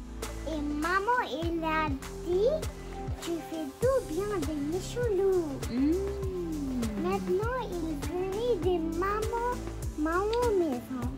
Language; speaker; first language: French; early bilingual, other home language; Bangla